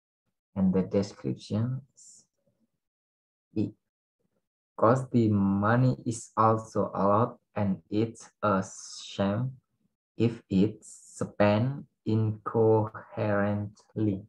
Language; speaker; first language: English; non-native, learner; Indonesian